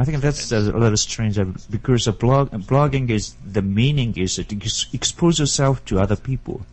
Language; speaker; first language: English; non-native, learner; Japanese